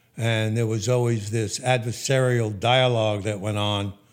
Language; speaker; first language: English; native; English